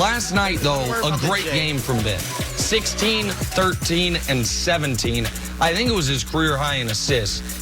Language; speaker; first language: English; native; English